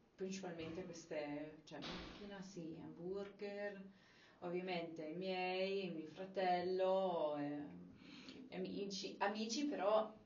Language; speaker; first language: Italian; non-native, fluent; English